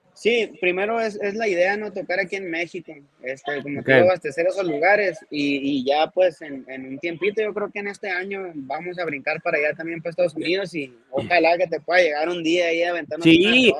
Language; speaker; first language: Spanish; non-native, local second language; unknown